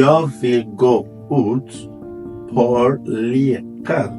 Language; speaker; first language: Swedish; non-native, learner; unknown